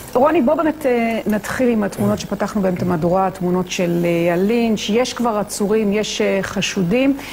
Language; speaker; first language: Hebrew; native; Hebrew